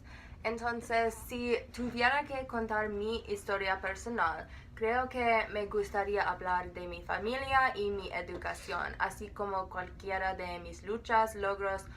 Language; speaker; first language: Spanish; non-native, learner; English